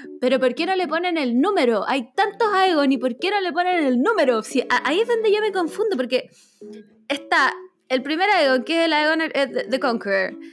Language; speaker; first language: Spanish; native; Spanish